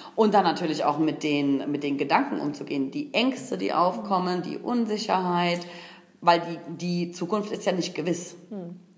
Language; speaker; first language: German; native; German